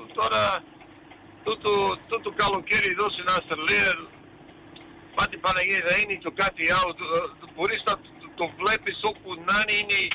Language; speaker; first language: Greek; early bilingual, heritage; Greek